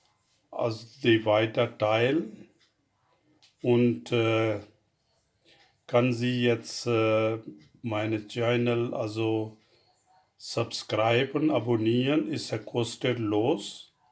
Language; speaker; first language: German; non-native, fluent; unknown